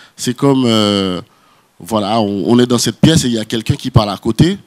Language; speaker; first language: French; non-native, local second language; Haitian Creole